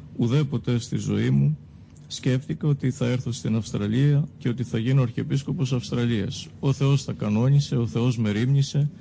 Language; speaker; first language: Greek; native; Greek